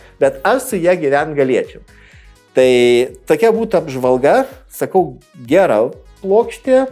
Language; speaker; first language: Lithuanian; native; Lithuanian